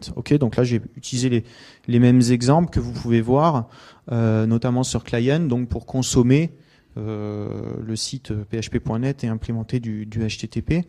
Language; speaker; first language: French; native; French